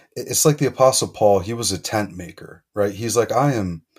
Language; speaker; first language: English; native; English